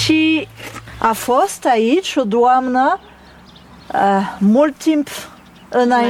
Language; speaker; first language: Romanian; non-native, learner; French